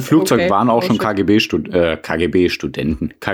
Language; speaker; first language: German; native; German